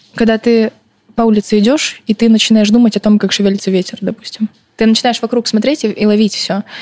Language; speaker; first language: Russian; early bilingual, other home language; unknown